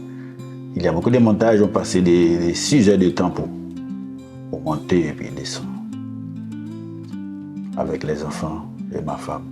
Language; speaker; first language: French; non-native, learner; Haitian Creole